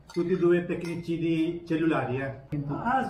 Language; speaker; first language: Italian; native; Italian